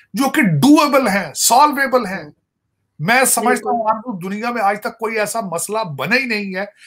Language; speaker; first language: Urdu; non-native, local second language; Punjabi